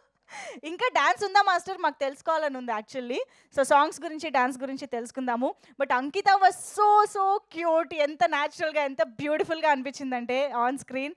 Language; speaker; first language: Telugu; native; Telugu